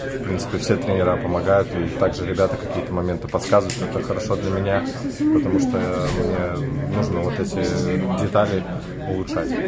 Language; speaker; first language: Russian; native; Russian